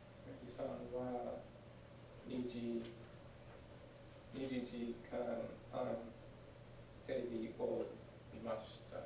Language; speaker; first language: Japanese; non-native, learner; English